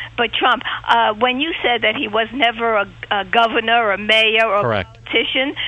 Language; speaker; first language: English; native; English